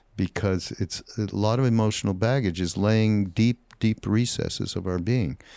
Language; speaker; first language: English; native; English